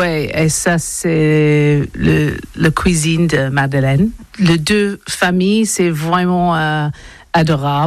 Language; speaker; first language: French; non-native, learner; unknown